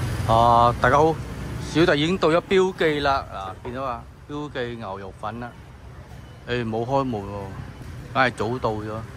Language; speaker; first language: Chinese; early bilingual, heritage; Cantonese